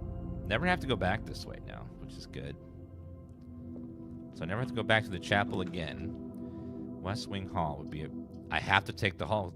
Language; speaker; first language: English; native; English